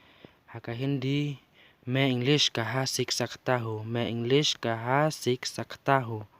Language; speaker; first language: Hindi; non-native, local second language; Khasi